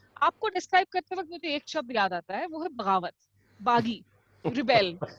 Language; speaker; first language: Hindi; native; Hindi